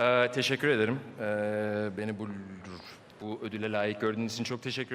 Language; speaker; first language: Turkish; early bilingual, heritage; Turkish